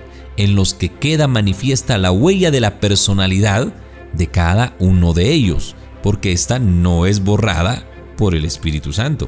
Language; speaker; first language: Spanish; native; Spanish